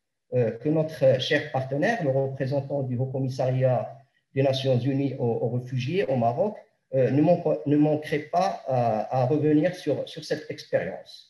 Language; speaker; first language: French; non-native, local second language; Arabic